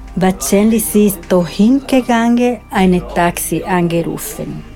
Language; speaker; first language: German; non-native, fluent; Spanish